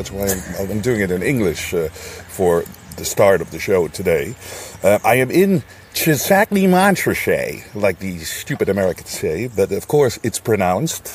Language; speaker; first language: English; non-native, fluent; Dutch